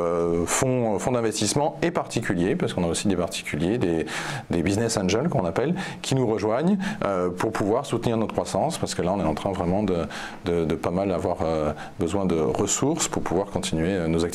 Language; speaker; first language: French; native; French